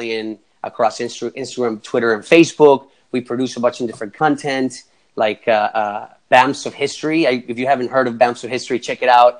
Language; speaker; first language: English; non-native, fluent; Spanish